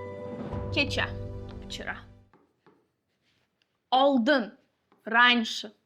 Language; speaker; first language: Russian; non-native, local second language; Uzbek